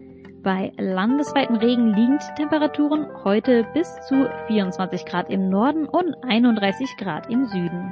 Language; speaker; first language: German; native; German